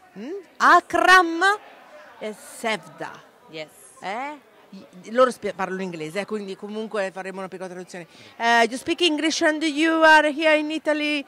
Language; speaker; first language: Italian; native; Italian